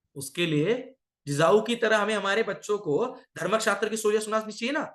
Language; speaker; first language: Hindi; non-native, local second language; Marathi